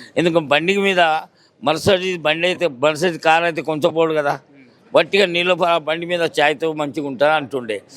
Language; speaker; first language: Telugu; native; Telugu